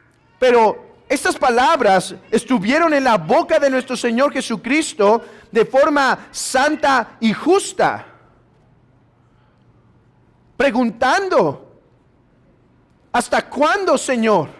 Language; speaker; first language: Spanish; native; Spanish